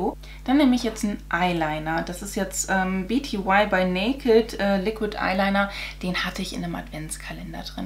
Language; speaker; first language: German; native; German